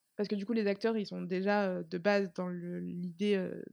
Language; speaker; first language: French; native; French